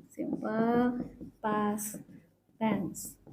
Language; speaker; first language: English; non-native, fluent; Indonesian